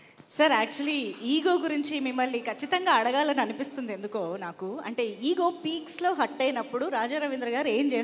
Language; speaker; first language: Telugu; native; Telugu